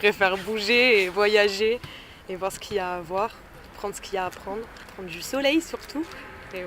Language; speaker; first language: French; native; French